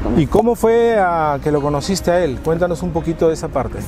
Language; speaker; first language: Spanish; native; Spanish